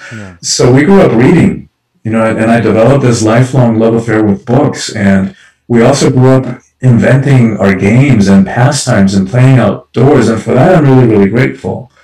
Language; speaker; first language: English; early bilingual, other home language; Spanish